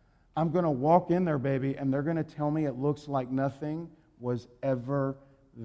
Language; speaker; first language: English; native; English